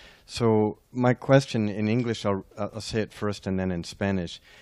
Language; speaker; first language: English; native; English